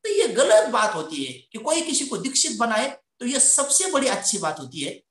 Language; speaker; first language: Hindi; non-native, local second language; Marathi